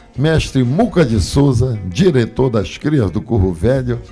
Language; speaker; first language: Portuguese; native; Portuguese